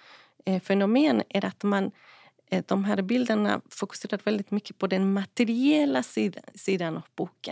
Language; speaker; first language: Swedish; non-native, fluent; Spanish